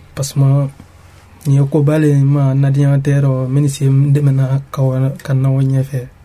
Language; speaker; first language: Italian; non-native, learner; Mandingo